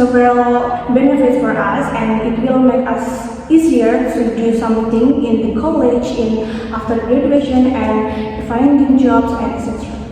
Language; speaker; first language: English; non-native, fluent; Indonesian